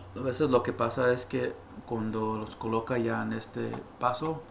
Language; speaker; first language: Spanish; early bilingual, heritage; Spanish